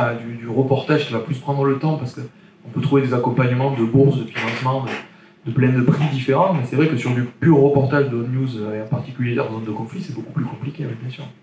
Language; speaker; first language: French; native; French